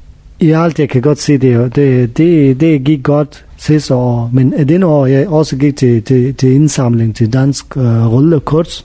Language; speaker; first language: Danish; non-native, learner; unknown